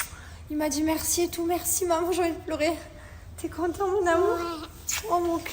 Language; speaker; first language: French; native; French